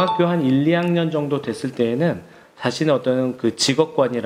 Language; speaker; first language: Korean; native; Korean